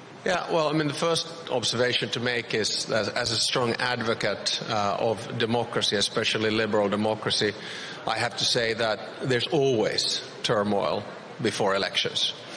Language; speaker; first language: English; non-native, fluent; Finnish